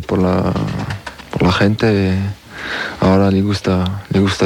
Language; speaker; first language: Spanish; non-native, learner; French